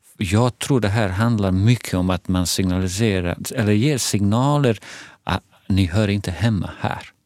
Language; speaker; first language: Swedish; non-native, fluent; Bosnian